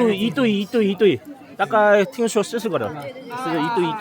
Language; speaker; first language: Chinese; non-native, fluent; Korean